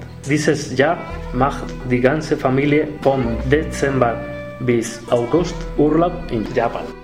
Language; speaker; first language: German; non-native, learner; Spanish